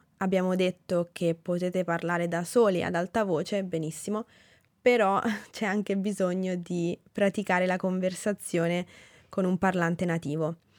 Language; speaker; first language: Italian; native; Italian